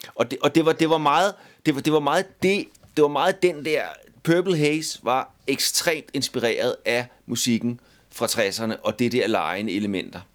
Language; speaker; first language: Danish; native; Danish